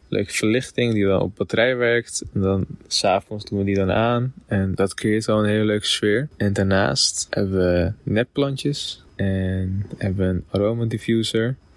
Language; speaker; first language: Dutch; early bilingual, other home language; Persian